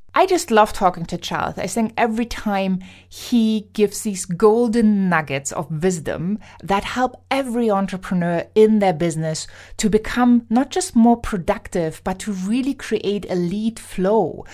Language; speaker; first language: English; non-native, fluent; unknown